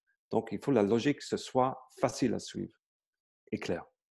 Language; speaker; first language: French; non-native, fluent; English